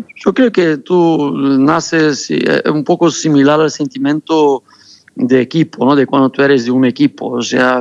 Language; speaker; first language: Spanish; non-native, fluent; Portuguese